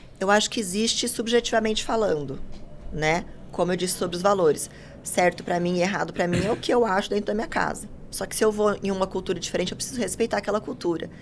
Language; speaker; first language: Portuguese; native; Portuguese